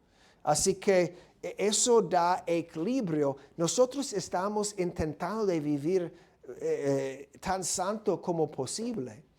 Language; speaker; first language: Spanish; non-native, fluent; English